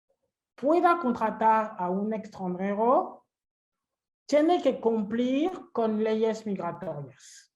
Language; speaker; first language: Spanish; non-native, fluent; French